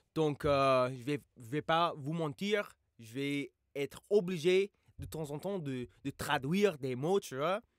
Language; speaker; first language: French; non-native, fluent; English